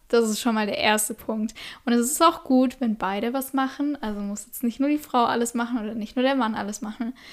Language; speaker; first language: German; native; German